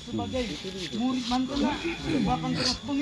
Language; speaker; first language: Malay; non-native, local second language; Sundanese